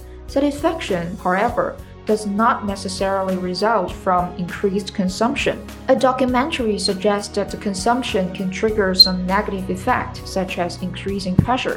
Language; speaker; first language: English; non-native, fluent; Chinese